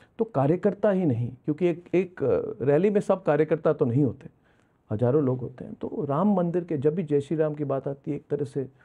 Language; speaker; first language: Hindi; non-native, local second language; Bangla